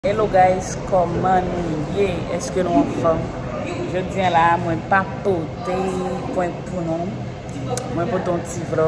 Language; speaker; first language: French; non-native, learner; Haitian Creole